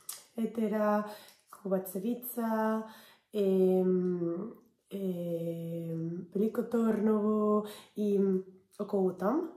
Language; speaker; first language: Bulgarian; non-native, learner; English